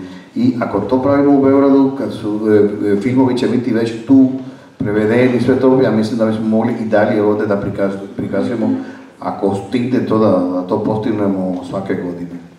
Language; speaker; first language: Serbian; non-native, fluent; Spanish